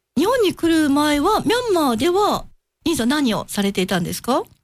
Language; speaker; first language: Japanese; native; Japanese